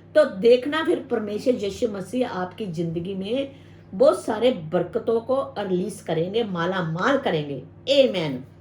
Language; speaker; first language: Hindi; non-native, local second language; Punjabi